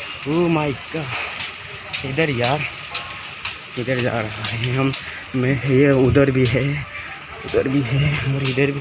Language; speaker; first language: Hindi; non-native, local second language; Assamese